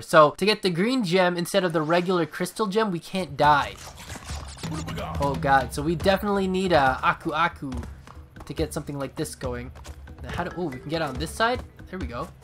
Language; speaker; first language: English; native; English